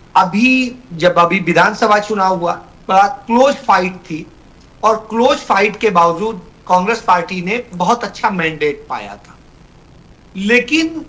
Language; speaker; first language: Hindi; native; Hindi